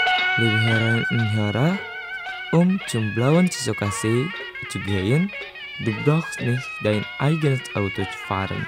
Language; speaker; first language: German; non-native, fluent; Indonesian